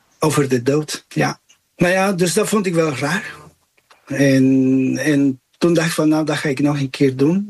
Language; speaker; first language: Dutch; non-native, fluent; Spanish